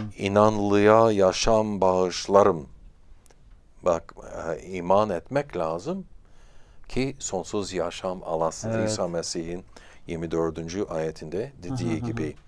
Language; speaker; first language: Turkish; non-native, fluent; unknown